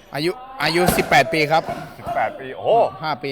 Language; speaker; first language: Thai; non-native, fluent; Spanish